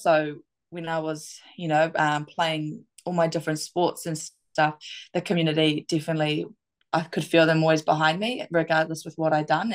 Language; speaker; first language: English; native; English